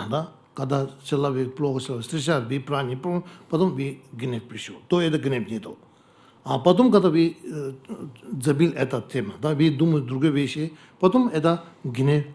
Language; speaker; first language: Russian; non-native, learner; Tibetan